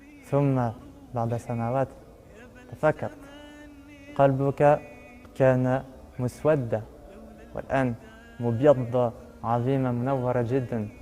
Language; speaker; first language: Arabic; non-native, learner; French